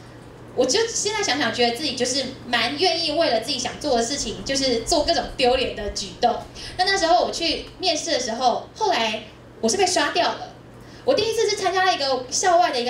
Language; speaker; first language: Chinese; native; Chinese